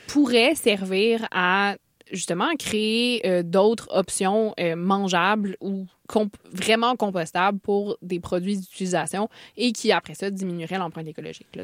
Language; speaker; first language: French; native; French